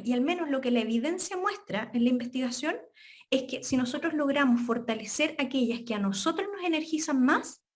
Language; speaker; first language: Spanish; native; Spanish